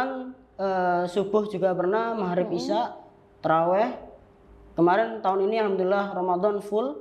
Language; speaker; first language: Indonesian; non-native, local second language; Javanese